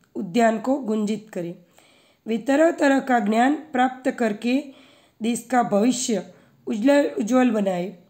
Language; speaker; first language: Hindi; non-native, local second language; Gujarati